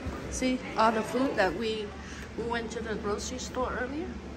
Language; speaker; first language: English; non-native, fluent; Vietnamese